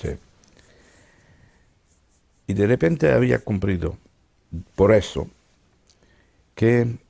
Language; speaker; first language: Spanish; non-native, fluent; Dutch